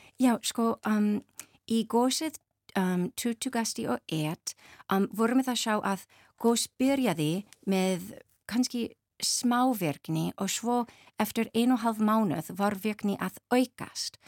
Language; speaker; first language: Icelandic; non-native, learner; English